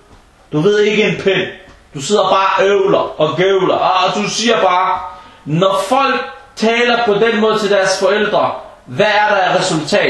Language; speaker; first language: Danish; non-native, fluent; Arabic